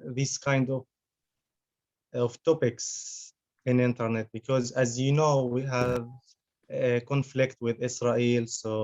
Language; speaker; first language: English; non-native, fluent; Arabic